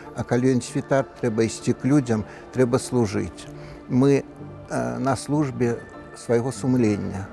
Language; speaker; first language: Belarusian; native; Belarusian